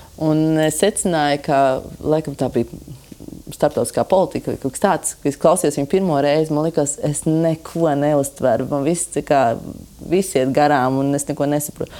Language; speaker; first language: Latvian; native; Latvian